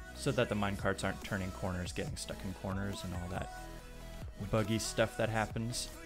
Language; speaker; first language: English; native; English